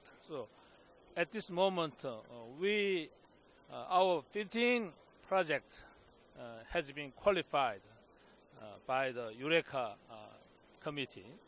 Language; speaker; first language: English; non-native, fluent; Korean